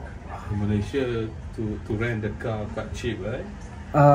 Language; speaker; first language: English; non-native, local second language; Malay